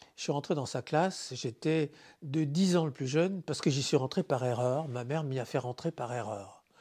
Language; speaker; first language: French; native; French